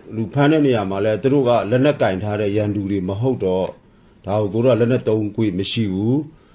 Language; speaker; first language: Burmese; non-native, local second language; S'gaw Karen